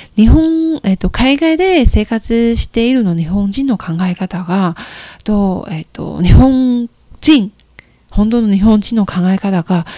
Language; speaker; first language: Japanese; non-native, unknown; Chinese